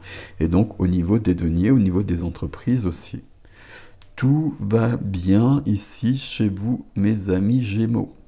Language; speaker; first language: French; native; French